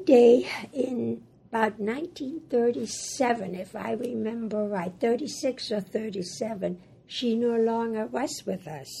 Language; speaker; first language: English; early bilingual, other home language; German